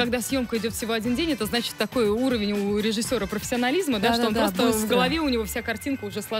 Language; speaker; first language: Russian; native; Russian